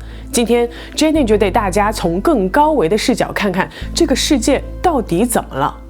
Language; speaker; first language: Chinese; native; Chinese